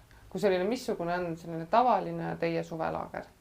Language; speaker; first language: Estonian; native; Estonian